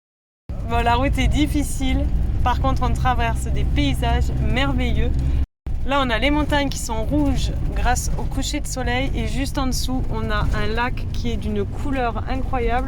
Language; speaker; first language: French; native; French